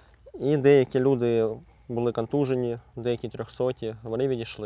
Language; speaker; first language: Ukrainian; native; Ukrainian